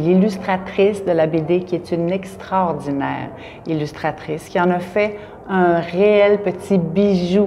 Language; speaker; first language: French; native; French